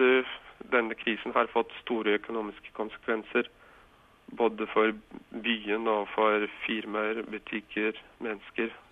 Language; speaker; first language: Norwegian; non-native, fluent; Russian